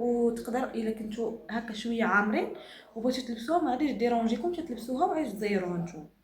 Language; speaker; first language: Arabic; native; Arabic